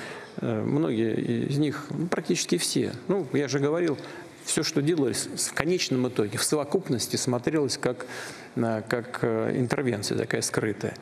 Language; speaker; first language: Russian; native; Russian